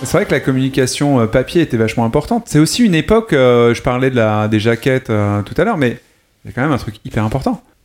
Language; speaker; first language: French; non-native, local second language; Arabic